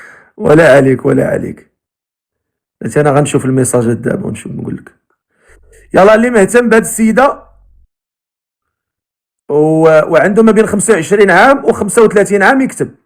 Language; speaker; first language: Arabic; native; Arabic